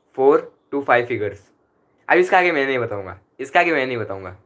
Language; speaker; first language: Hindi; non-native, local second language; Marathi